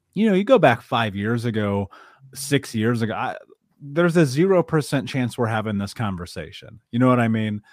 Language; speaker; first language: English; native; English